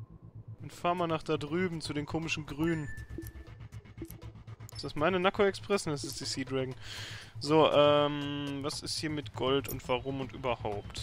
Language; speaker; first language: German; native; German